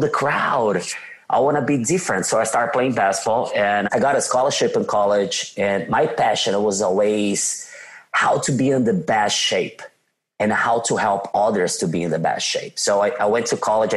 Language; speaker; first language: English; non-native, fluent; Portuguese